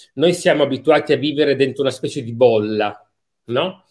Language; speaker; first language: Italian; native; Italian